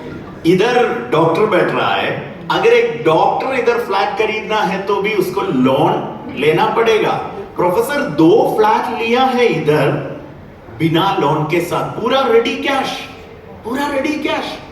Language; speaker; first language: Hindi; non-native, learner; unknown